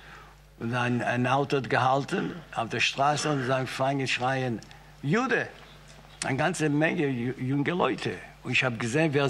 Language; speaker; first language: German; non-native, fluent; Yiddish